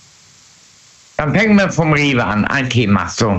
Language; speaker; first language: German; native; German